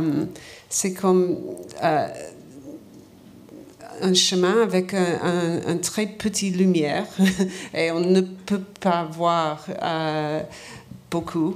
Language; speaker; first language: French; non-native, learner; English